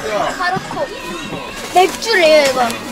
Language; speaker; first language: Korean; early bilingual, other home language; Russian